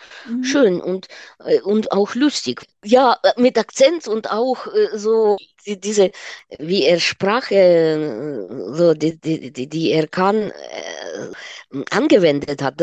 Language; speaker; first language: German; non-native, fluent; Ukrainian